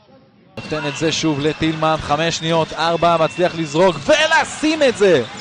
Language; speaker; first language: Hebrew; native; Hebrew